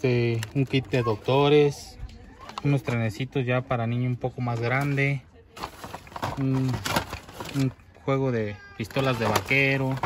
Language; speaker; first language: Spanish; native; Spanish